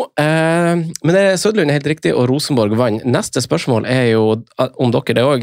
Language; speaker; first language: Norwegian; native; Norwegian